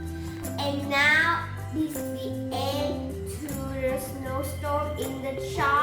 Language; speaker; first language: English; non-native, learner; Vietnamese